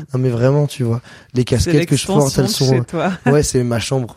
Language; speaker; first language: French; native; French